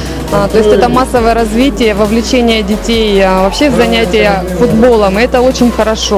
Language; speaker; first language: Russian; native; Russian